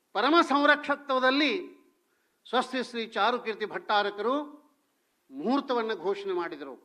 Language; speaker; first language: Kannada; non-native, local second language; Hindi